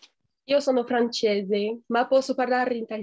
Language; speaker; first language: Italian; non-native, fluent; French